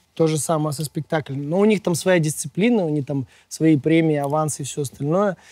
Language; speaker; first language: Russian; native; Russian